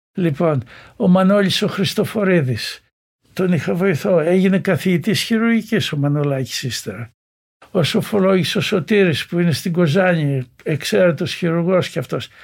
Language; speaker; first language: Greek; native; Greek